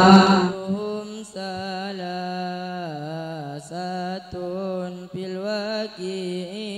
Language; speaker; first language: Arabic; non-native, learner; Madurese